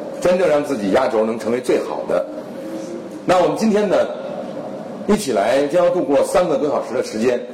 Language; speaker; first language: Chinese; native; Chinese